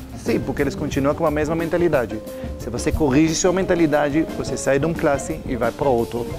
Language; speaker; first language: Portuguese; non-native, fluent; Hebrew